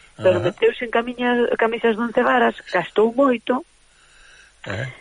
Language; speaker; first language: Galician; native; Galician